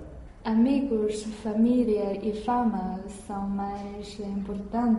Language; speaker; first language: Portuguese; non-native, fluent; Chinese